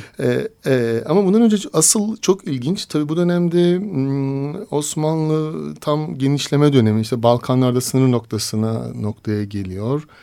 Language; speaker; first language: Turkish; native; Turkish